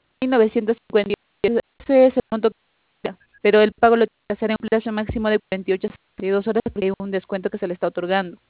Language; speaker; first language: Spanish; native; Spanish